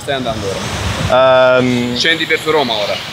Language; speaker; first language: Italian; native; Italian